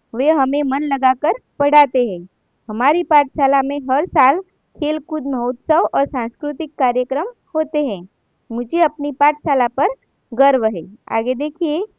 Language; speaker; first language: Hindi; non-native, local second language; Gujarati